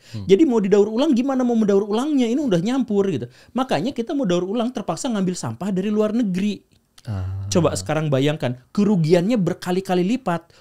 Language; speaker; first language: Indonesian; native; Indonesian